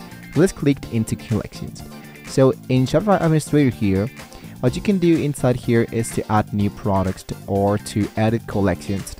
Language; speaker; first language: English; non-native, fluent; Spanish